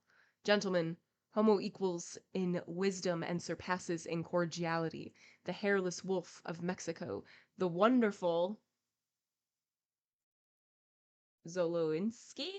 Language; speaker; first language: English; native; English